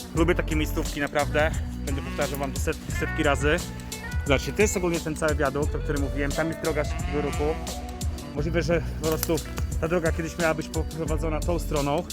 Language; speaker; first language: Polish; native; Polish